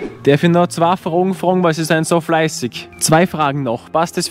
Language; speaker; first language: German; native; German